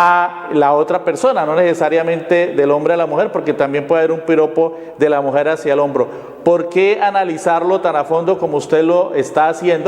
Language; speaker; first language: Spanish; native; Spanish